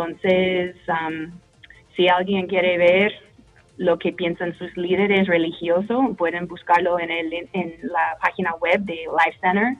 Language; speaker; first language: Spanish; non-native, fluent; English